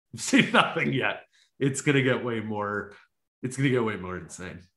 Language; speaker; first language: English; native; English